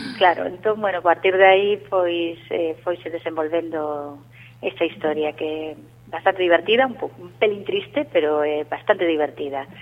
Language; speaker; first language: Galician; early bilingual, other home language; Spanish